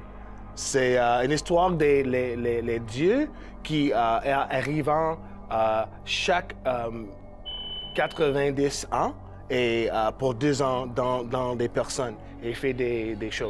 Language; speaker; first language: French; non-native, learner; English